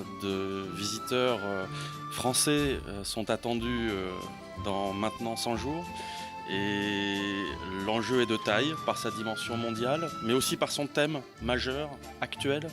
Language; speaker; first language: French; native; French